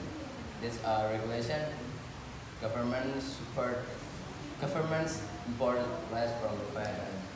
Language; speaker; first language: English; non-native, learner; Indonesian